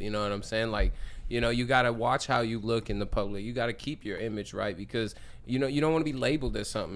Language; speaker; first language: English; native; English